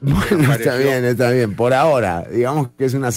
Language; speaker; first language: Spanish; native; Spanish